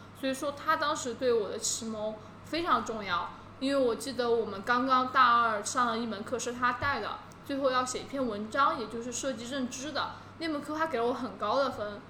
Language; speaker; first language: Chinese; native; Chinese